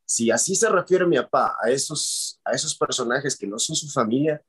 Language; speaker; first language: Spanish; native; Spanish